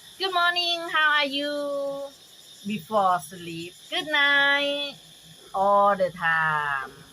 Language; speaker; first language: English; non-native, learner; Thai